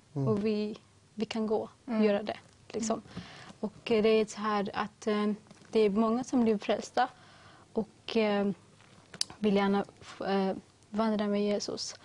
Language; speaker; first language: Swedish; early bilingual, other home language; Tigrinya